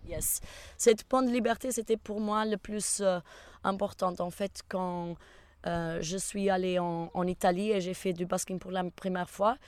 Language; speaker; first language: French; non-native, fluent; Portuguese